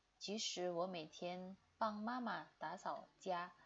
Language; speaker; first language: Chinese; non-native, fluent; Indonesian